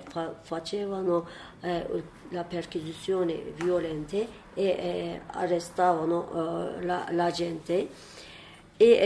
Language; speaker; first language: Italian; non-native, learner; Turkish